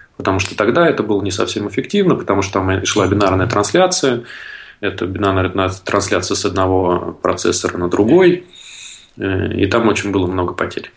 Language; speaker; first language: Russian; native; Russian